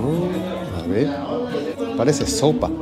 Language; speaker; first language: Spanish; non-native, learner; Japanese